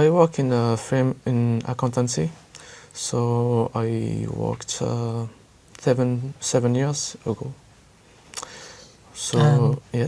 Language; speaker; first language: English; non-native, learner; French